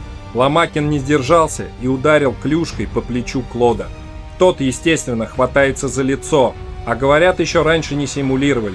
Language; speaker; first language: Russian; native; Russian